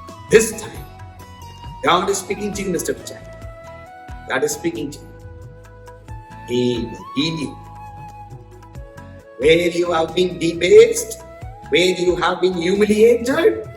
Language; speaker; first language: English; non-native, local second language; Tamil